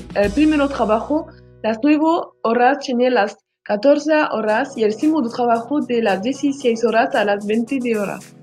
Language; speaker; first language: Spanish; non-native, learner; French